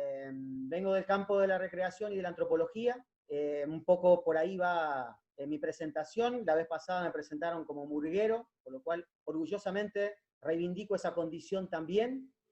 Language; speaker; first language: Spanish; native; Spanish